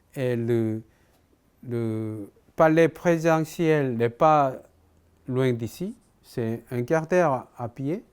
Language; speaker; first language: French; non-native, fluent; Korean